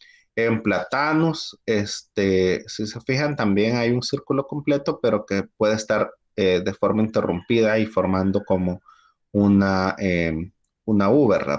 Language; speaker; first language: Spanish; native; Spanish